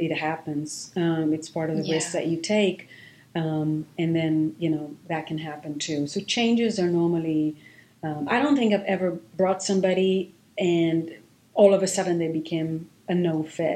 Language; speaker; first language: English; non-native, fluent; Hebrew